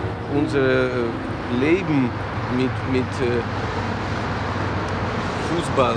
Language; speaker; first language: German; non-native, learner; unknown